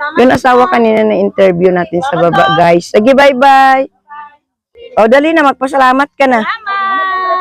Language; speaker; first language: Filipino; non-native, local second language; Hiligaynon